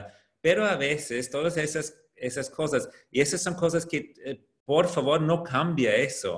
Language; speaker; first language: Spanish; non-native, fluent; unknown